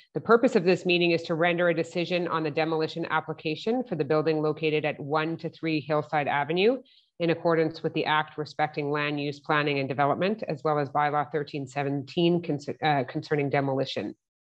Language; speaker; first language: English; native; English